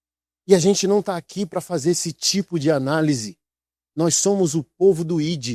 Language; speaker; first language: Portuguese; native; Portuguese